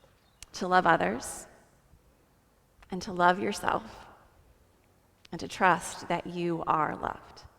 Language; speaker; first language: English; native; English